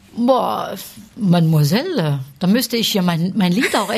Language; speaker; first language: German; early bilingual, heritage; French